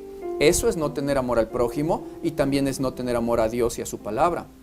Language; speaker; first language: Spanish; native; Spanish